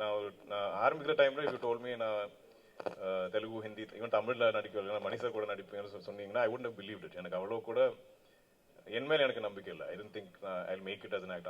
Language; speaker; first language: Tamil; non-native, local second language; Malayalam